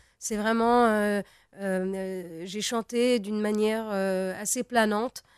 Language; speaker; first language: French; non-native, local second language; Arabic